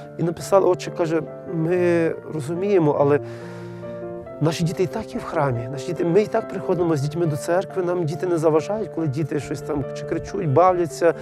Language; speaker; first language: Ukrainian; native; Ukrainian